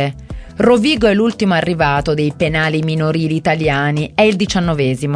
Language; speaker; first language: Italian; native; Italian